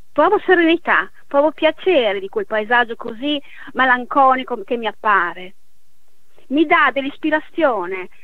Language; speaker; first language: Italian; native; Italian